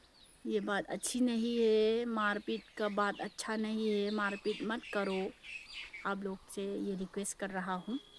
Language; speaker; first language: Hindi; non-native, local second language; Manipuri